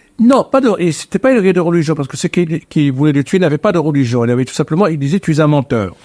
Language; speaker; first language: French; non-native, local second language; Arabic